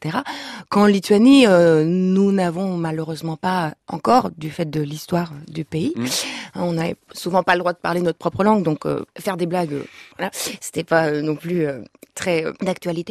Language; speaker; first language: French; non-native, fluent; Lithuanian